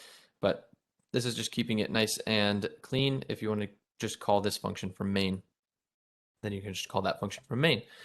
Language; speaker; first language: English; native; English